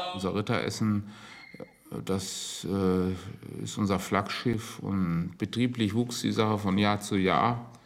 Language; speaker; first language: German; native; German